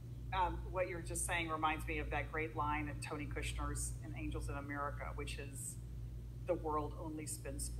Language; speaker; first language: English; native; English